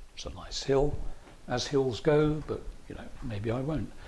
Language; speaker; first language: English; native; English